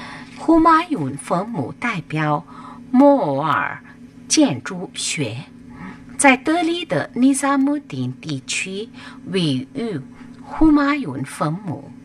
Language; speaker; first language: Chinese; non-native, learner; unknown